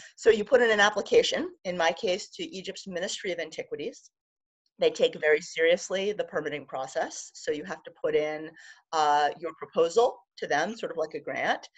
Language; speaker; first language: English; native; English